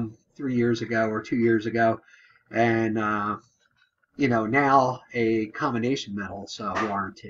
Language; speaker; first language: English; native; English